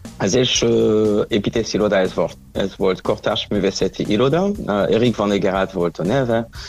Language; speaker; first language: Hungarian; non-native, fluent; French